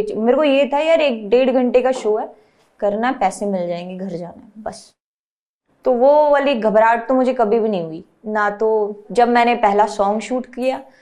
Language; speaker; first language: Hindi; native; Hindi